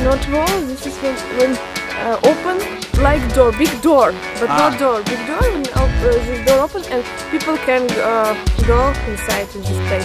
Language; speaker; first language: English; non-native, learner; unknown